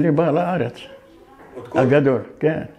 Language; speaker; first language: Hebrew; early bilingual, other home language; Arabic